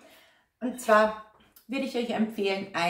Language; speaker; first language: German; native; German